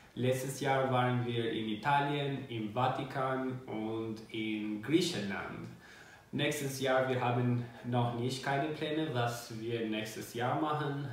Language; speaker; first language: German; non-native, learner; Albanian